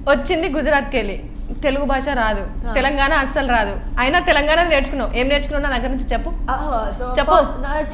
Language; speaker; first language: Telugu; native; Telugu